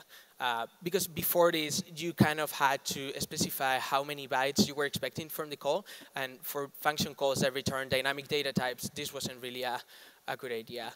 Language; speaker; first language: English; non-native, fluent; Spanish